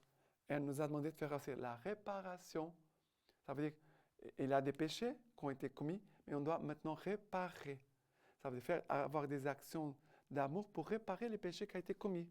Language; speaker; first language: French; non-native, fluent; Portuguese